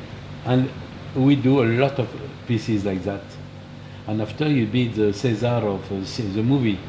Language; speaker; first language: English; non-native, learner; French